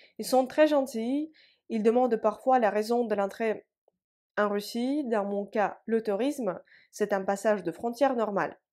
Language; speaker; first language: French; non-native, fluent; Russian